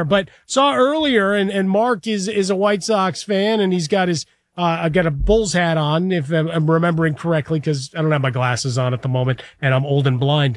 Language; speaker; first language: English; native; English